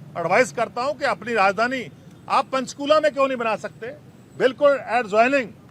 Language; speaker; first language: Hindi; non-native, local second language; Punjabi